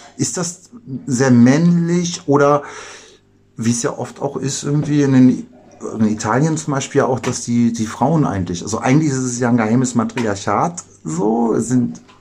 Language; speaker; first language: German; native; German